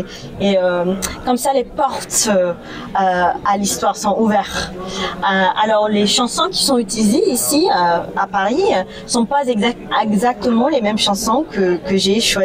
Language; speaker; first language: French; non-native, fluent; English